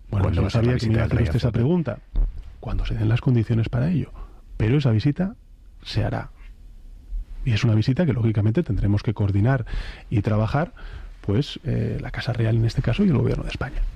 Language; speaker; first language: Spanish; native; Spanish